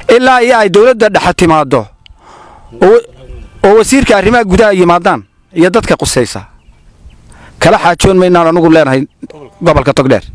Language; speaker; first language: Somali; native; Somali